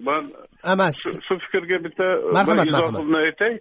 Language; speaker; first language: Turkish; non-native, learner; Uzbek